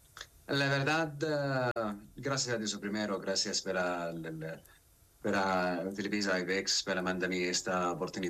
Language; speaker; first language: Spanish; non-native, learner; Arabic